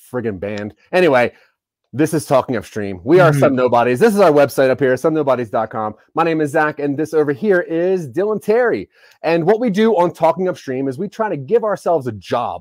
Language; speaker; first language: English; native; English